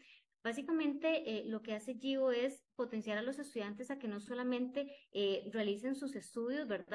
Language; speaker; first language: Spanish; native; Spanish